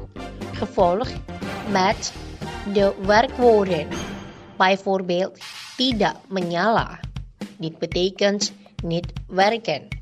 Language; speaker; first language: Dutch; non-native, learner; Indonesian